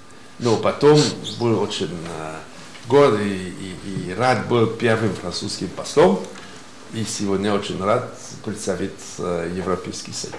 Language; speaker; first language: Russian; non-native, fluent; French